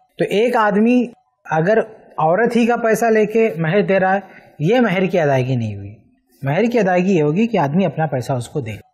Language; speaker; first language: Hindi; native; Hindi